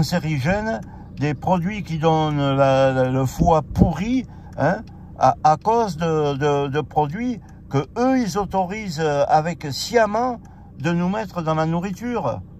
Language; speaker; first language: French; native; French